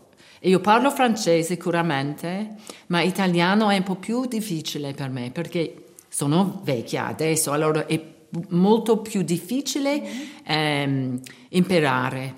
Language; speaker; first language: Italian; non-native, learner; English